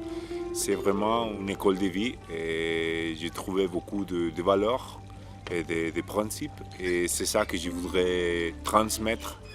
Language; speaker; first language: French; non-native, fluent; Spanish